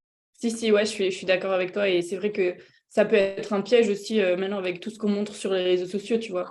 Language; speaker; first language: French; native; French